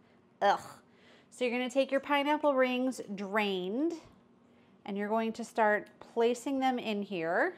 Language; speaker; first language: English; native; English